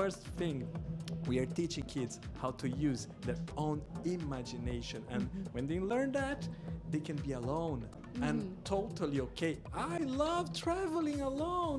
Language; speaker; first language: English; non-native, fluent; Portuguese